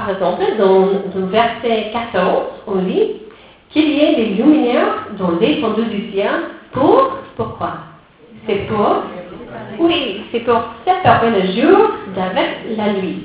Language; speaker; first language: French; non-native, fluent; English